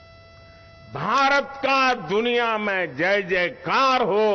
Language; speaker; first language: Hindi; native; Hindi